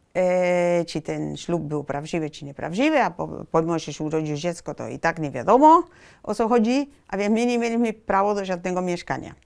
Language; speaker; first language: Polish; non-native, fluent; Spanish